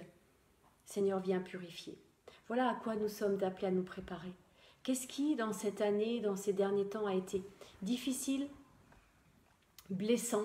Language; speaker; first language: French; native; French